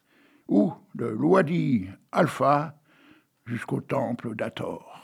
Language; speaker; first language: French; native; French